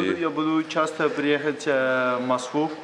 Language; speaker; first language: Russian; non-native, learner; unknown